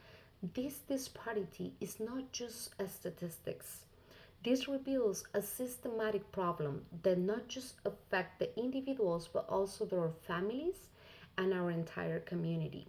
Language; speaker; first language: English; non-native, fluent; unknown